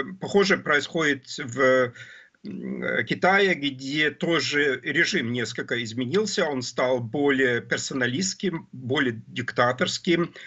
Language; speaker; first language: Russian; non-native, fluent; German